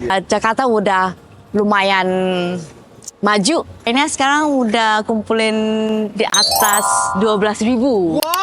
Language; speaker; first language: Indonesian; early bilingual, heritage; Indonesian